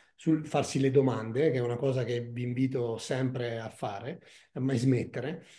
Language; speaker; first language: Italian; native; Italian